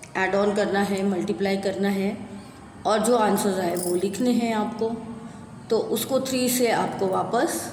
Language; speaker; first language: Hindi; non-native, local second language; Gujarati